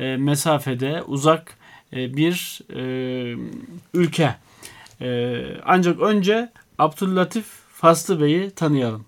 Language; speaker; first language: Turkish; native; Turkish